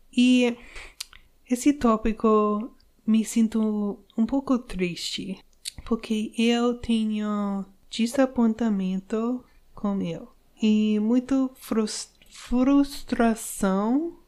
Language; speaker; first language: Portuguese; non-native, fluent; English